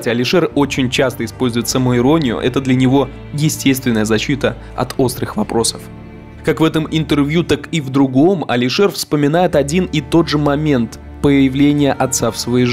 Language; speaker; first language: Russian; native; Russian